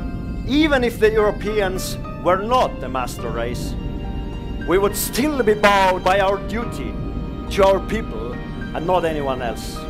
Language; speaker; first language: English; non-native, fluent; Estonian